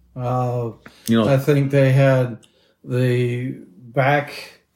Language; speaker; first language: English; native; English